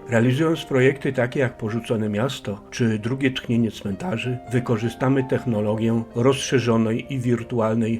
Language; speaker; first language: Polish; native; Polish